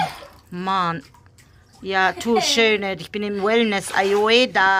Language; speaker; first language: German; native; German